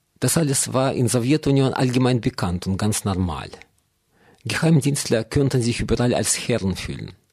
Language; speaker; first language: German; non-native, fluent; Russian